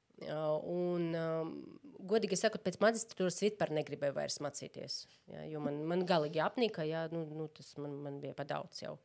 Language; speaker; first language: Latvian; non-native, local second language; Russian